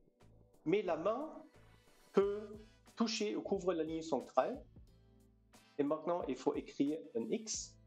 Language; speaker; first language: French; non-native, fluent; German